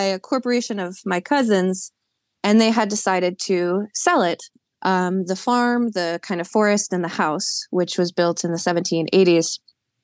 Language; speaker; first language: English; native; English